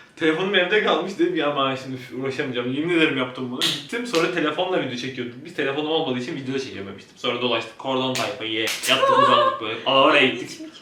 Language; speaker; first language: Turkish; native; Turkish